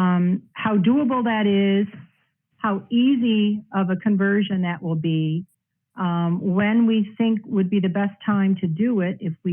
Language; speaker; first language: English; native; English